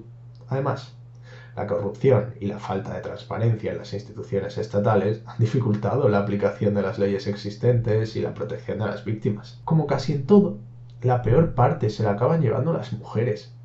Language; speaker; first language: Spanish; native; Spanish